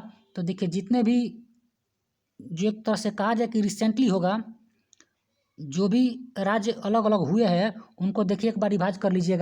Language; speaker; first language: Hindi; native; Hindi